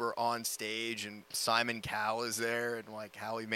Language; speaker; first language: English; native; English